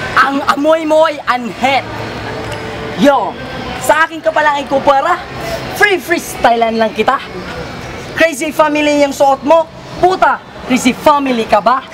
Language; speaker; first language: Filipino; non-native, local second language; Cebuano